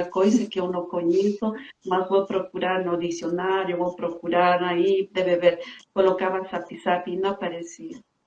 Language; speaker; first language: Portuguese; non-native, fluent; Spanish